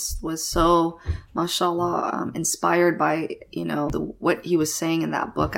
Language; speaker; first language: English; native; English